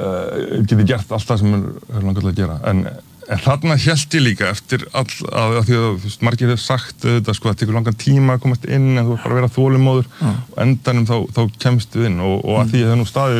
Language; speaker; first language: Icelandic; native; Icelandic